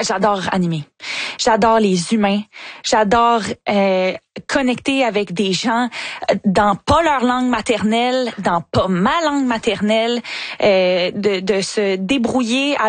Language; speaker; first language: French; native; French